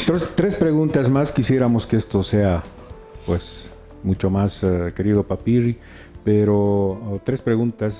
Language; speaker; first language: Spanish; native; Spanish